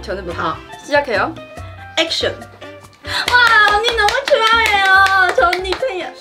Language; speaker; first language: Korean; non-native, learner; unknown